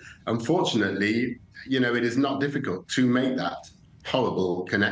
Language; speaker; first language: English; native; English